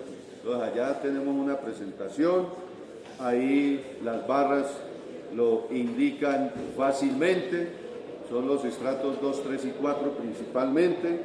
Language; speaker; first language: Spanish; native; Spanish